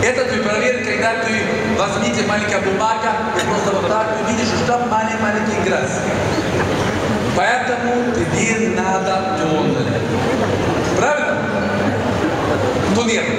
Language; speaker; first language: Russian; non-native, fluent; Swedish